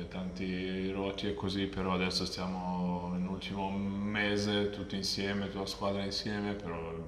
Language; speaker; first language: Italian; non-native, fluent; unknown